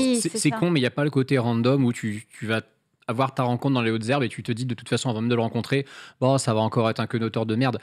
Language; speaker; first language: French; native; French